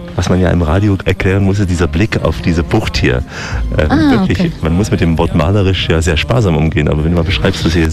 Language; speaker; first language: German; native; German